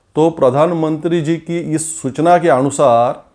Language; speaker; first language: Hindi; non-native, local second language; Marathi